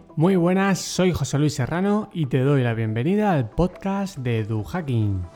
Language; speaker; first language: Spanish; native; Spanish